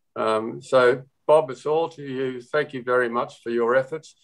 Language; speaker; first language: English; native; English